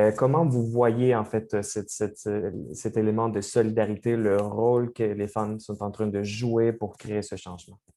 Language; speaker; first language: French; native; French